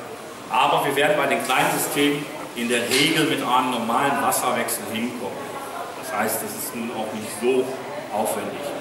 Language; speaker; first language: German; native; German